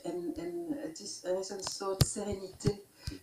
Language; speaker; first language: Dutch; non-native, local second language; French